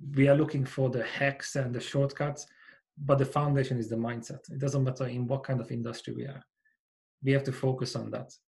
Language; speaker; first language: English; non-native, fluent; Hungarian